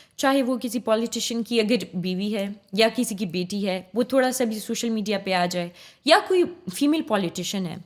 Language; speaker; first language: Urdu; non-native, local second language; Pashto